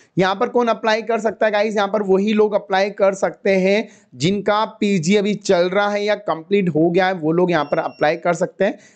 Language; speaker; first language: Hindi; native; Hindi